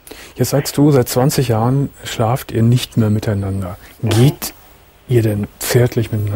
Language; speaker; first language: German; native; German